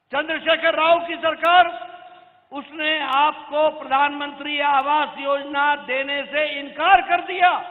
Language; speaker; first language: Hindi; native; Hindi